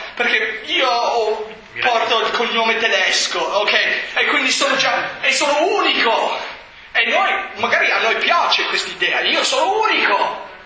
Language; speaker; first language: Italian; non-native, fluent; English